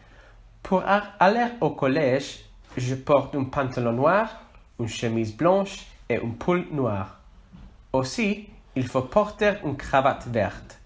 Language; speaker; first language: French; non-native, learner; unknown